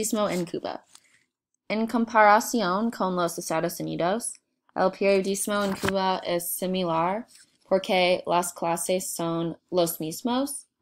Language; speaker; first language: Spanish; non-native, learner; English